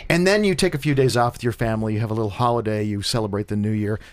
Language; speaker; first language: English; native; English